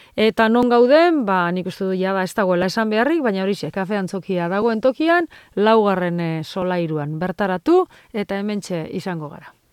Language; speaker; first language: Basque; native; Basque